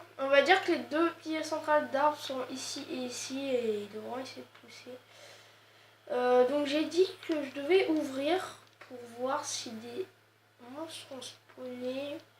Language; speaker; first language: French; native; French